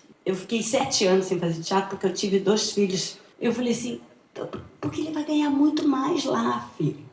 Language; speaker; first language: Portuguese; native; Portuguese